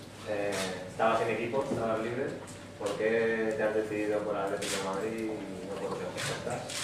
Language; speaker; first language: Spanish; native; Spanish